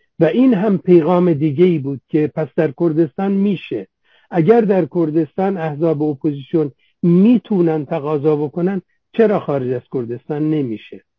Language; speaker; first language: Persian; non-native, local second language; Central Kurdish